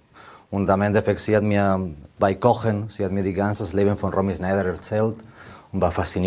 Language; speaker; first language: German; non-native, learner; Spanish